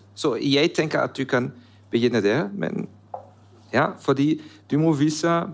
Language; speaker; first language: Norwegian; non-native, fluent; German